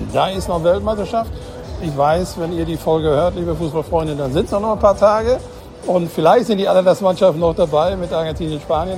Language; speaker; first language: German; native; German